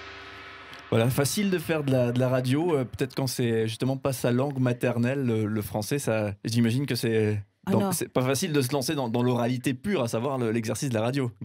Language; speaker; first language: French; native; French